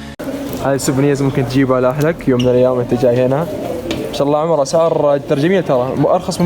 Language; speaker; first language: Arabic; native; Arabic